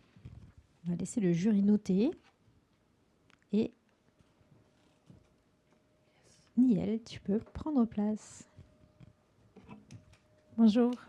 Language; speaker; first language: French; native; French